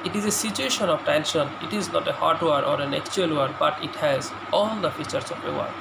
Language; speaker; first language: English; non-native, local second language; Assamese